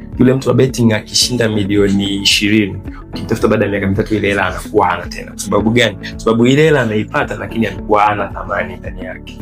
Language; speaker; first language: Swahili; native; Swahili